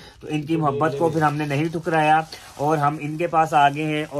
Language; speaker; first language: Urdu; non-native, local second language; Punjabi